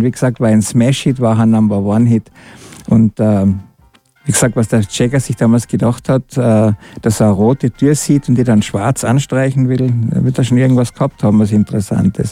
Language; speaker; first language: German; native; German